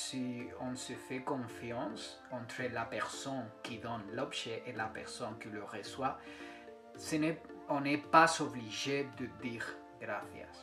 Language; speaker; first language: French; non-native, fluent; Spanish